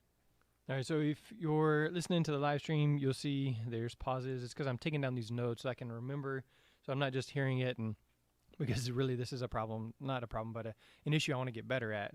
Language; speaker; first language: English; native; English